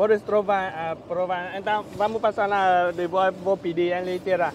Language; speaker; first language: Portuguese; non-native, learner; Vietnamese